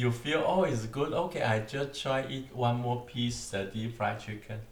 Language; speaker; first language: English; non-native, learner; Chinese